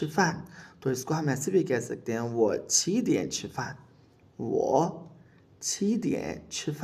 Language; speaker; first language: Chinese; non-native, fluent; Urdu